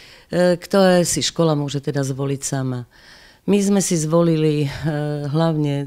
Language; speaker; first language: Slovak; native; Slovak